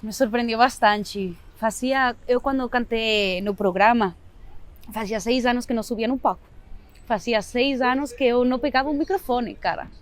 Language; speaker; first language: Portuguese; non-native, fluent; Spanish